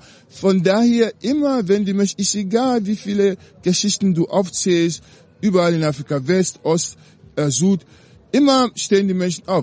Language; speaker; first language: German; non-native, fluent; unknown